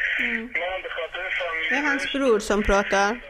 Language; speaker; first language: Swedish; non-native, fluent; Persian